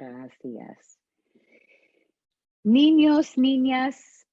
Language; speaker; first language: Spanish; non-native, fluent; English